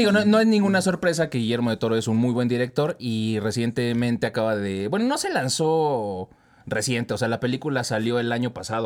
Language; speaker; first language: Spanish; native; Spanish